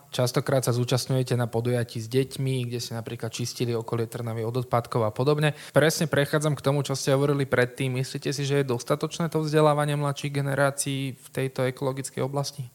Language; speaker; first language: Slovak; native; Slovak